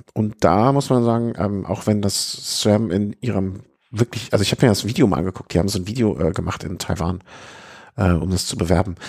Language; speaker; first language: German; native; German